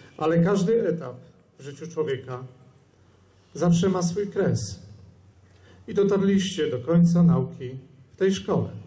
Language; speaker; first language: Polish; native; Polish